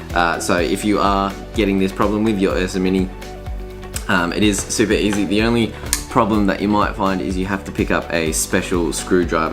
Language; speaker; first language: English; native; English